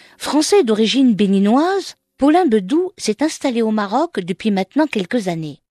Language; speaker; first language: French; non-native, local second language; Arabic